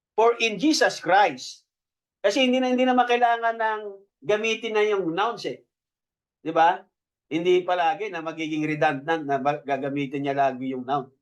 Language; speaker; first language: Filipino; native; Filipino